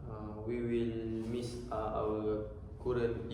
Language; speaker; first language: English; non-native, learner; Malay